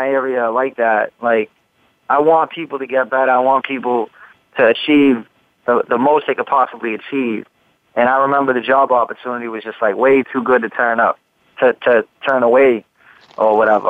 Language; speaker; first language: English; native; English